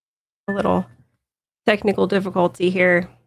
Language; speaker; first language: English; native; English